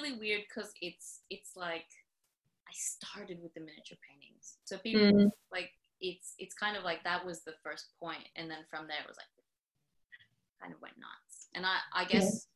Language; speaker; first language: English; native; English